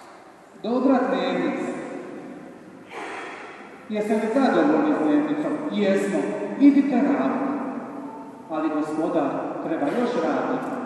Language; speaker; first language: Serbian; native; Serbian